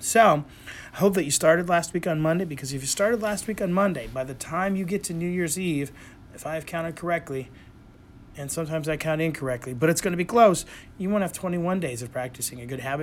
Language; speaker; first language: English; native; English